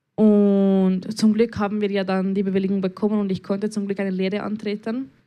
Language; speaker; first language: German; early bilingual, other home language; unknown